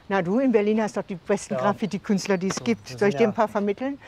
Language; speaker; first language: German; native; German